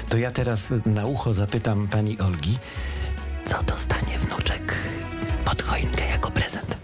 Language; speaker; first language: Polish; native; Polish